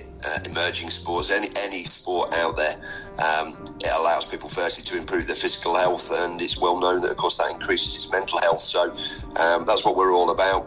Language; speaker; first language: English; native; English